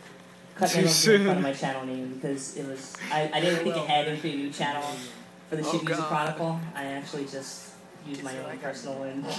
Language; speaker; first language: English; native; English